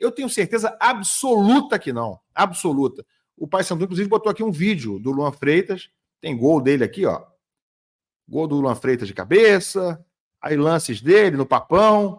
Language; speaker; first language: Portuguese; native; Portuguese